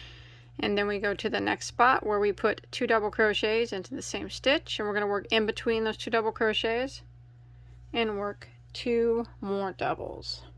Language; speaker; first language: English; native; English